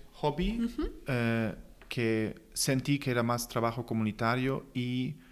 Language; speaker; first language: Spanish; non-native, fluent; German